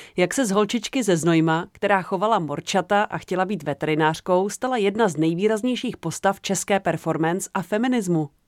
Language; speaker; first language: Czech; native; Czech